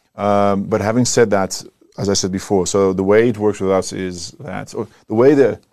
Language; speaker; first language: English; non-native, fluent; Dutch